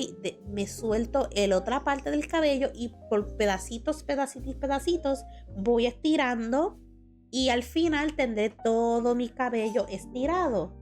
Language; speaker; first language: Spanish; early bilingual, heritage; Spanish